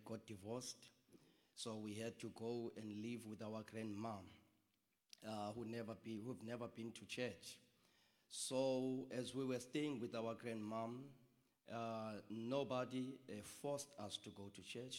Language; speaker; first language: English; non-native, local second language; Xhosa